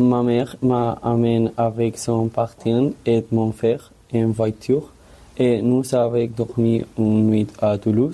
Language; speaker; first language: French; non-native, learner; Spanish